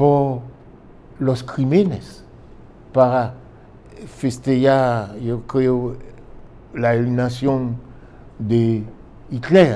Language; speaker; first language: Spanish; non-native, fluent; French